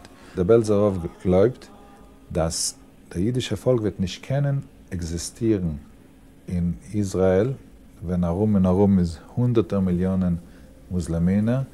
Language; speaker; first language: German; non-native, learner; Yiddish